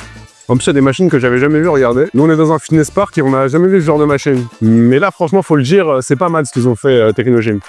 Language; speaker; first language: French; native; French